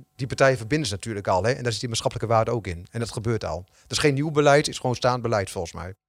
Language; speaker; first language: Dutch; native; Dutch